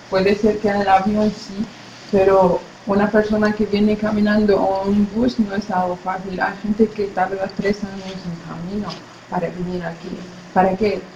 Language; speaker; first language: Spanish; non-native, learner; Arabic